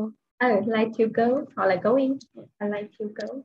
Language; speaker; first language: English; non-native, fluent; Vietnamese